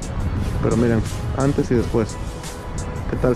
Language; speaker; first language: Spanish; native; Spanish